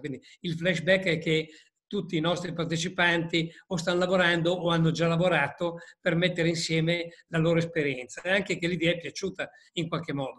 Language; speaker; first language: Italian; native; Italian